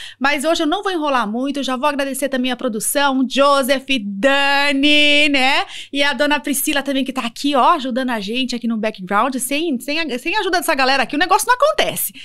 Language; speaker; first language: Portuguese; native; Portuguese